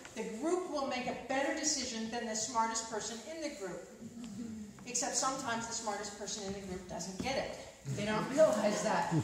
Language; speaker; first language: English; native; English